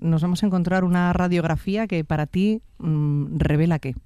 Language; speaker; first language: Spanish; native; Spanish